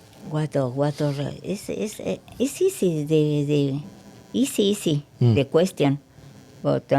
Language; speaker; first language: English; non-native, learner; Spanish